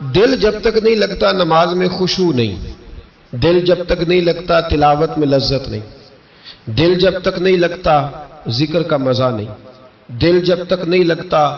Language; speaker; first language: Urdu; non-native, local second language; Punjabi